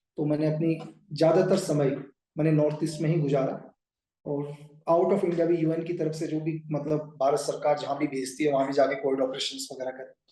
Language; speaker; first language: Hindi; native; Hindi